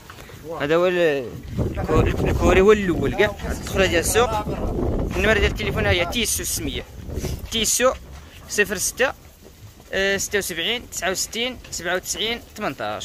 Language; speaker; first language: Arabic; native; Arabic